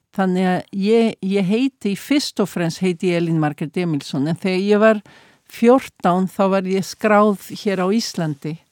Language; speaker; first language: Icelandic; early bilingual, heritage; Icelandic